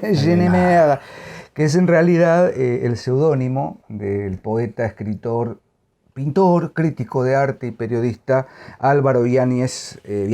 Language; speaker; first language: Spanish; native; Spanish